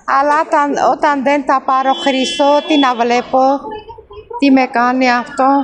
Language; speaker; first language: Greek; non-native, learner; Armenian